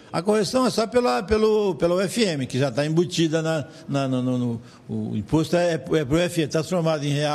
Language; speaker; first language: Portuguese; native; Portuguese